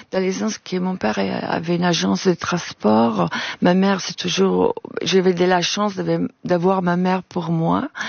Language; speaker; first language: French; non-native, fluent; Italian